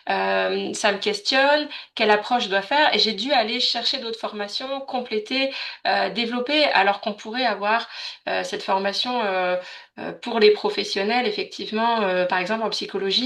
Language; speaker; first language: French; native; French